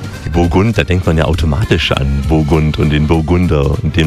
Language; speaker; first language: German; native; German